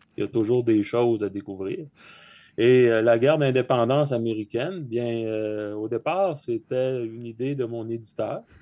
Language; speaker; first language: French; native; French